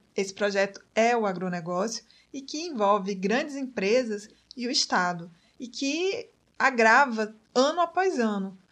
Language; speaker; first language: Portuguese; native; Portuguese